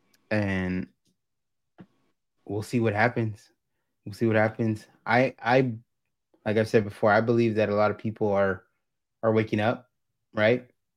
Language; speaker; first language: English; early bilingual, other home language; Spanish